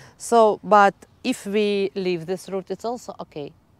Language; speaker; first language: English; non-native, learner; Russian